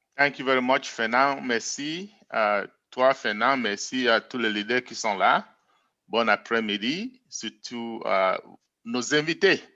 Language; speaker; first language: French; non-native, local second language; English